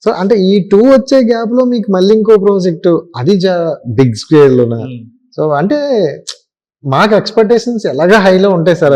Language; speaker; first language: Telugu; native; Telugu